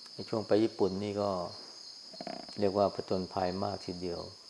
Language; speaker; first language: Thai; native; Thai